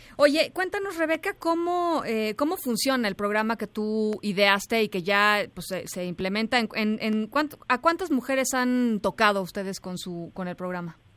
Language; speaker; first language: Spanish; native; Spanish